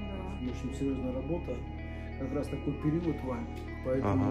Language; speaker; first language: Russian; native; Russian